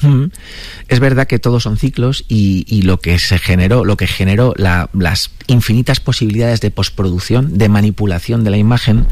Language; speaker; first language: Spanish; native; Spanish